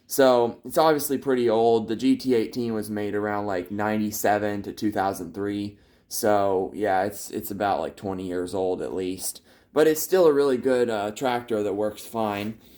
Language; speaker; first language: English; native; English